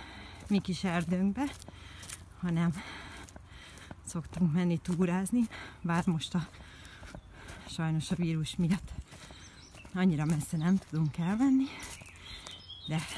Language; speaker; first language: Hungarian; native; Hungarian